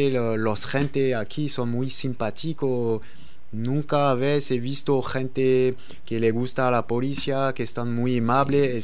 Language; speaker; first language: Spanish; non-native, learner; French